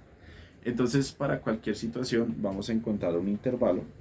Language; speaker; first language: Spanish; native; Spanish